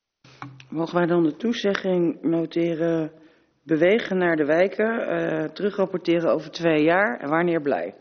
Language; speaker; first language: Dutch; native; Dutch